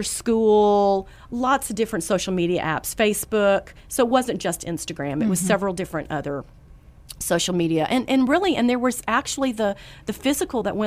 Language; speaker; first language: English; native; English